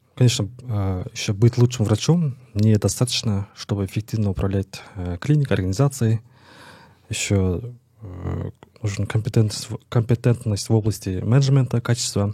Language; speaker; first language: Russian; non-native, local second language; Kazakh